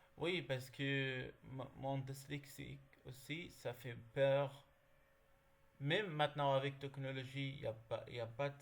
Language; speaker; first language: French; non-native, learner; Arabic